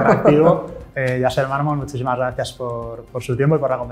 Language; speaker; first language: Spanish; native; Spanish